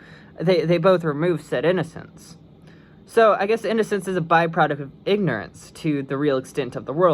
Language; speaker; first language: English; native; English